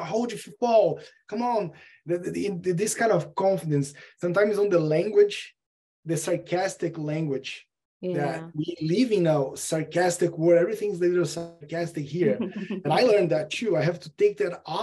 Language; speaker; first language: English; non-native, fluent; Portuguese